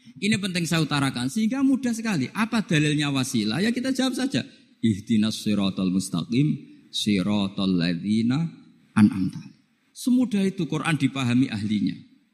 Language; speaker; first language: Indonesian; non-native, local second language; Javanese